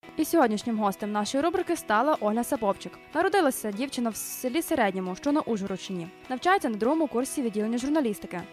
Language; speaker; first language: Ukrainian; native; Ukrainian